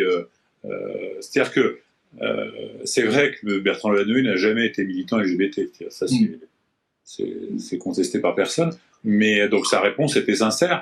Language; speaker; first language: French; native; French